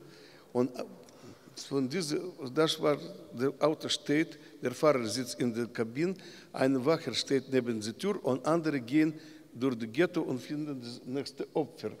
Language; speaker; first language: German; non-native, learner; Russian